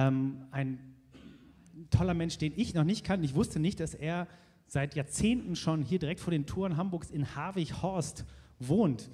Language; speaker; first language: German; native; German